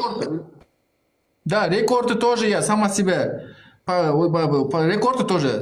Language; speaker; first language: Russian; non-native, learner; Kyrgyz